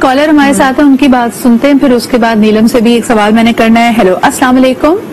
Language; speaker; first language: Urdu; native; Urdu